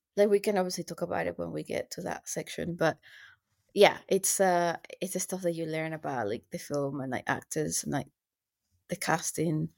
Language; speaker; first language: English; native; English